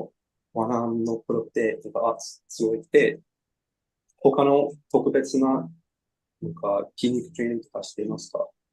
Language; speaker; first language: Japanese; non-native, learner; English